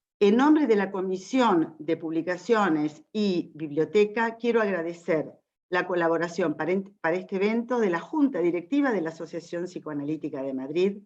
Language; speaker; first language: Spanish; native; Spanish